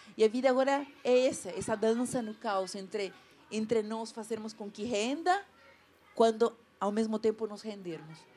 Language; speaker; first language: Portuguese; non-native, fluent; Spanish